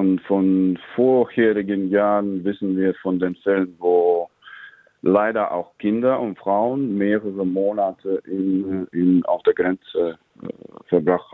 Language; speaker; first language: German; non-native, fluent; Latvian